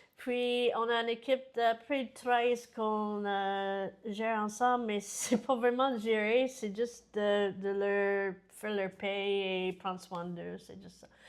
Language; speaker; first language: French; non-native, fluent; English